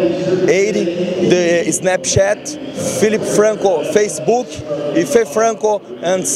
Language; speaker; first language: English; non-native, learner; Portuguese